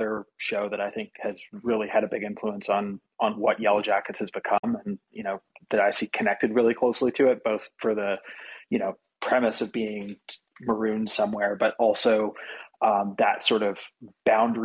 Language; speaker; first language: English; native; English